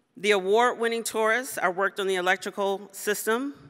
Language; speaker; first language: English; native; English